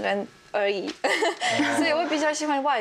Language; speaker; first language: Chinese; non-native, fluent; Russian